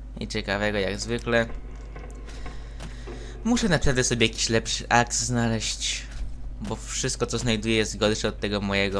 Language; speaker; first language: Polish; native; Polish